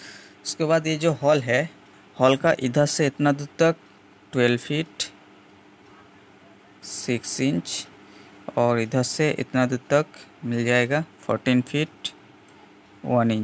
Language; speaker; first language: Hindi; non-native, local second language; Bangla